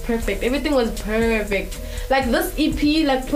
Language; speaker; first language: English; non-native, local second language; Zulu